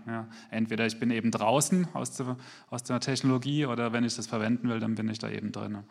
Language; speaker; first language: German; native; German